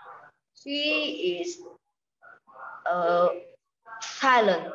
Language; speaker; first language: English; non-native, learner; Vietnamese